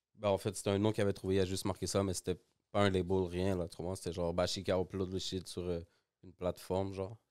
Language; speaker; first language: French; early bilingual, other home language; Spanish